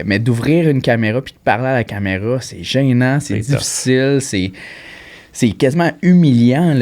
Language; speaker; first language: French; native; French